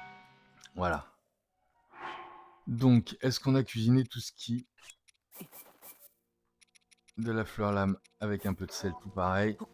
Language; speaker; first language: French; native; French